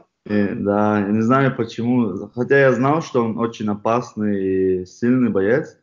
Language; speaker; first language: Russian; non-native, fluent; Chechen